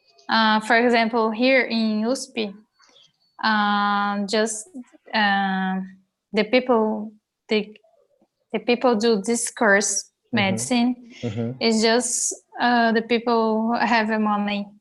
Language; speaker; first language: English; non-native, learner; Portuguese